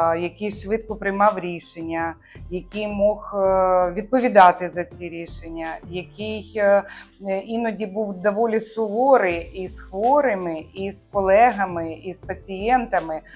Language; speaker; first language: Ukrainian; native; Ukrainian